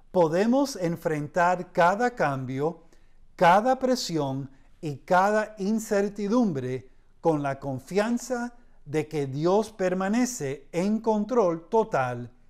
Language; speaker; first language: Spanish; early bilingual, heritage; Spanish